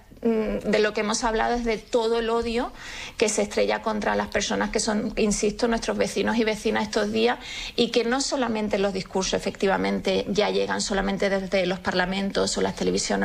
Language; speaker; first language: Spanish; native; Spanish